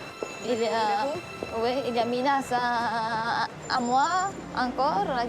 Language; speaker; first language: French; non-native, learner; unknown